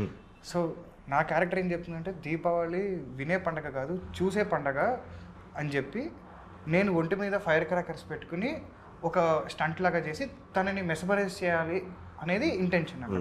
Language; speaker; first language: Telugu; native; Telugu